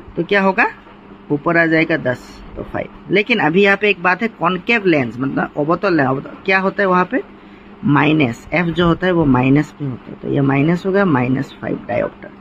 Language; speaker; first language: Hindi; non-native, local second language; Assamese